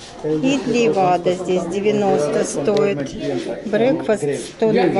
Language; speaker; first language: Russian; native; Russian